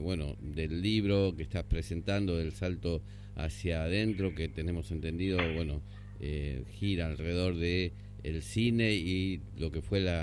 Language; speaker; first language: Spanish; native; Spanish